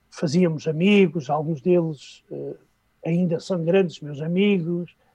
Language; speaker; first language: Portuguese; native; Portuguese